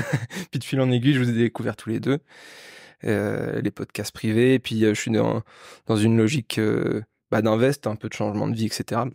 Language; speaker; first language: French; native; French